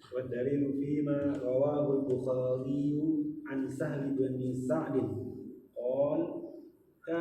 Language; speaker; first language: Arabic; non-native, learner; Indonesian